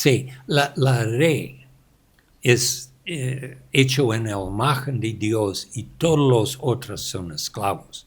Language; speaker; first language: Spanish; non-native, learner; English